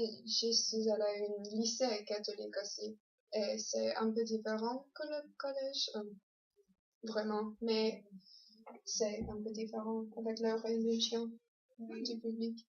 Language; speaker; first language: French; non-native, learner; English